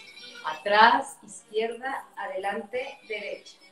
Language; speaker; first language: Spanish; native; Spanish